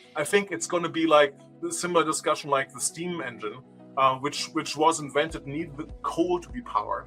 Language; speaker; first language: English; non-native, fluent; German